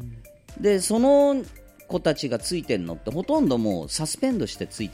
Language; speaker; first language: Japanese; native; Japanese